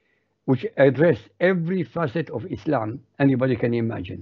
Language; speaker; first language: English; non-native, fluent; Arabic